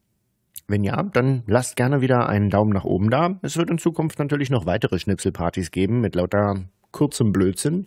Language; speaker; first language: German; native; German